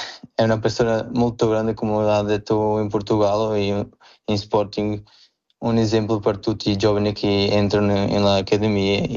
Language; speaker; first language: Italian; non-native, fluent; Portuguese